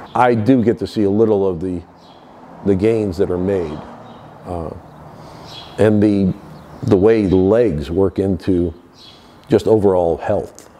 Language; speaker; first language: English; native; English